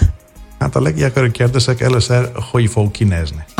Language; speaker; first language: Hungarian; non-native, fluent; Greek